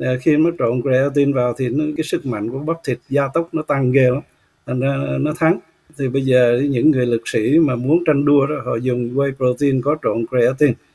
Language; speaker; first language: Vietnamese; native; Vietnamese